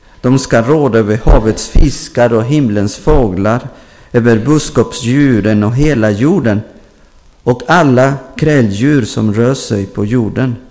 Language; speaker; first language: Swedish; non-native, fluent; Spanish